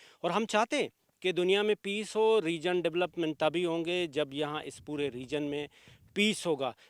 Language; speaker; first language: Urdu; non-native, local second language; Sindhi